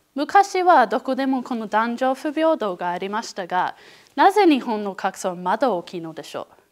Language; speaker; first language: Japanese; non-native, learner; English